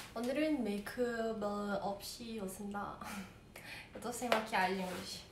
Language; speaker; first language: Korean; non-native, learner; Portuguese